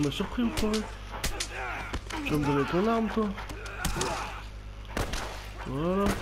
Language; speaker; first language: French; native; French